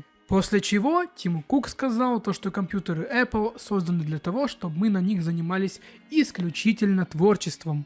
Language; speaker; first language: Russian; native; Russian